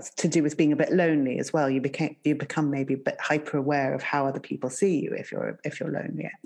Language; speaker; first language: English; native; English